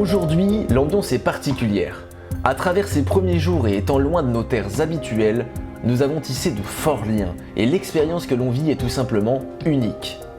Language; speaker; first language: French; native; French